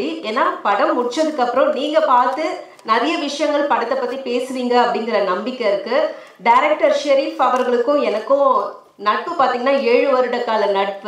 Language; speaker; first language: Tamil; native; Tamil